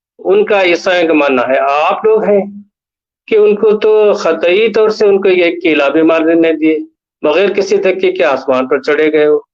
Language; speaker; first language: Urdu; native; Urdu